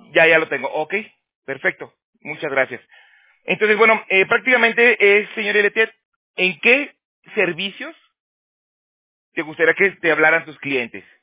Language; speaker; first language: Spanish; native; Spanish